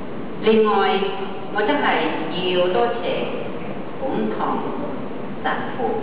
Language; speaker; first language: Chinese; non-native, fluent; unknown